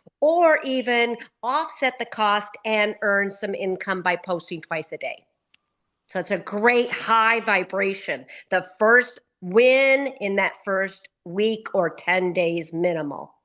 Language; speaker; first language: English; native; English